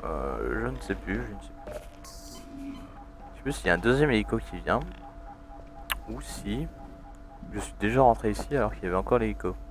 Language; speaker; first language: French; native; French